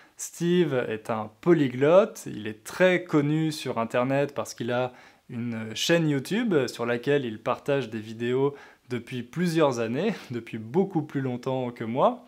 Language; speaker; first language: French; native; French